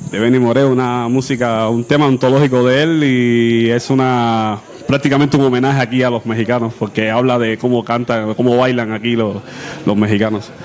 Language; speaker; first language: Spanish; native; Spanish